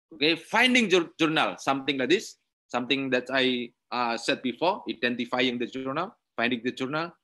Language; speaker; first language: English; non-native, learner; Indonesian